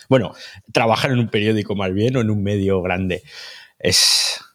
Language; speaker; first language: Spanish; native; Spanish